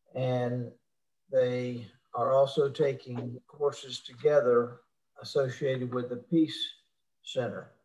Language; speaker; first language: English; native; English